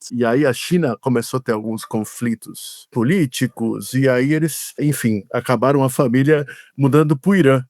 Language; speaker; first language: Portuguese; native; Portuguese